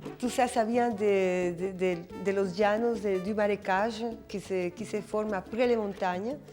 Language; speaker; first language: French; non-native, fluent; Spanish